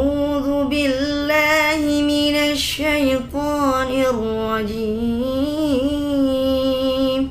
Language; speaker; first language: Arabic; non-native, learner; Indonesian